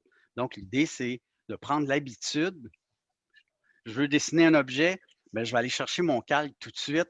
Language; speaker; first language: French; native; French